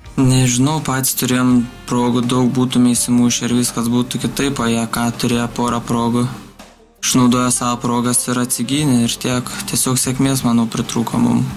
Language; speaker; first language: Lithuanian; native; Lithuanian